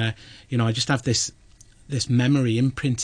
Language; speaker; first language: English; native; English